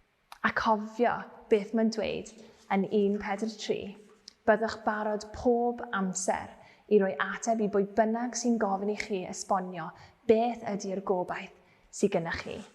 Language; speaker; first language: Welsh; non-native, fluent; English